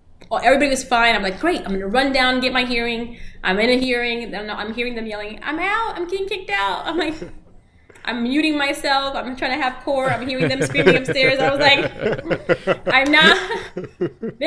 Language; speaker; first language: English; early bilingual, other home language; Spanish